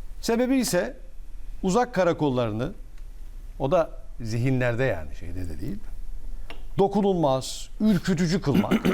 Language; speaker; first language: Turkish; native; Turkish